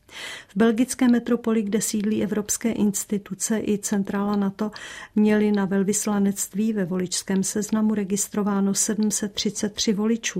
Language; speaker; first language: Czech; native; Czech